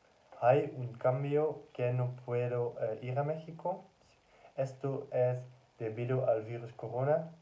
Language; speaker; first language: Spanish; non-native, learner; Dutch